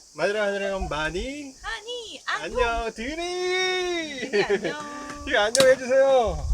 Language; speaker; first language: Korean; native; Korean